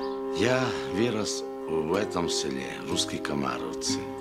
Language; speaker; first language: Russian; non-native, local second language; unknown